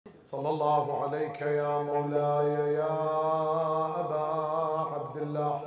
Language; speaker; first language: Arabic; native; Arabic